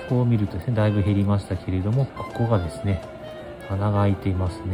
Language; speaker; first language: Japanese; native; Japanese